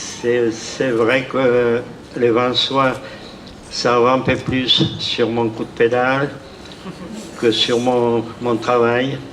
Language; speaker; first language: French; non-native, fluent; Czech